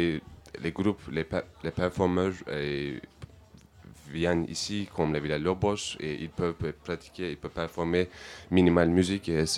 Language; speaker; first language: French; non-native, learner; Turkish